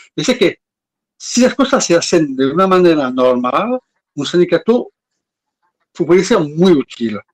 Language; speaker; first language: Spanish; non-native, fluent; Arabic